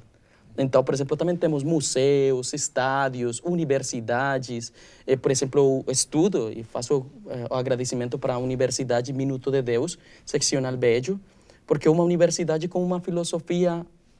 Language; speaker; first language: Portuguese; non-native, learner; Spanish